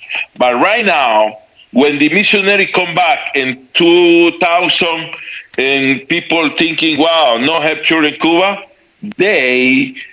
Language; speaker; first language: English; non-native, learner; Spanish